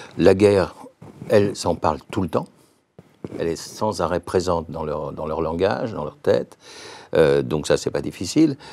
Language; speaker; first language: French; native; French